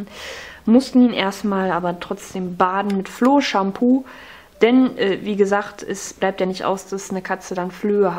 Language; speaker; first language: German; native; German